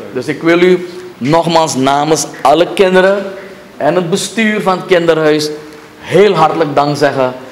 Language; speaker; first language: Dutch; native; Dutch